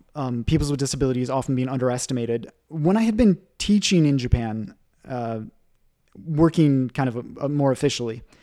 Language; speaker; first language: English; native; English